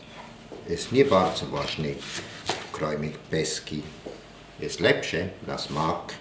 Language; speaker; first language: Polish; non-native, learner; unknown